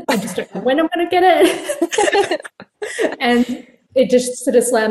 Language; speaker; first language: English; native; English